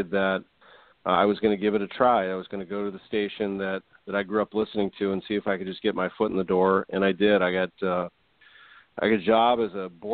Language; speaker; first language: English; native; English